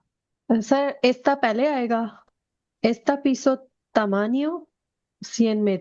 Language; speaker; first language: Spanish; non-native, learner; Urdu